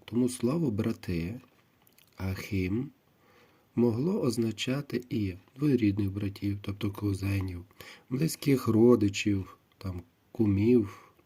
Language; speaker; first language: Ukrainian; native; Ukrainian